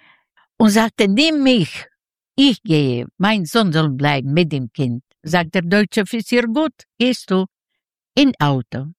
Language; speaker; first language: German; non-native, learner; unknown